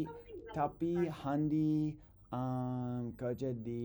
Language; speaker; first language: Indonesian; non-native, learner; English